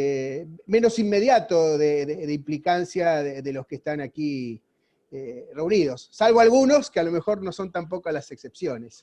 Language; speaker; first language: Spanish; native; Spanish